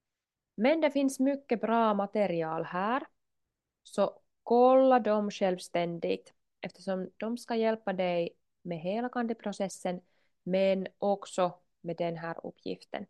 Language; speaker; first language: Swedish; non-native, local second language; Finnish